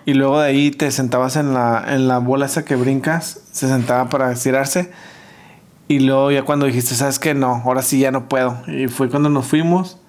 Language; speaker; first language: Spanish; early bilingual, heritage; Spanish